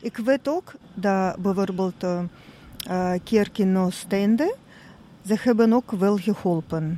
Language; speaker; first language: Dutch; non-native, learner; Russian